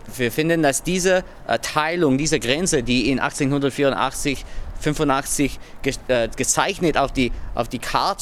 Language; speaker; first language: German; non-native, fluent; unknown